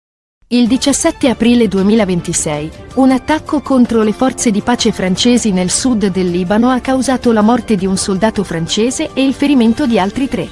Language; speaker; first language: Italian; native; Italian